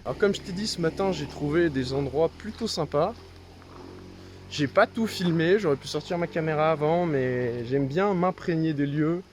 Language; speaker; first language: French; native; French